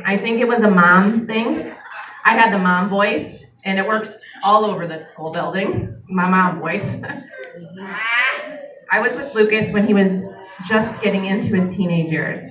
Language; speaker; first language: English; native; English